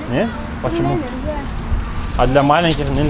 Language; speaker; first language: Russian; non-native, learner; Lithuanian